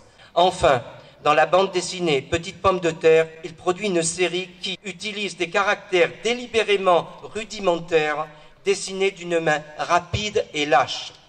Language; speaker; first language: French; native; French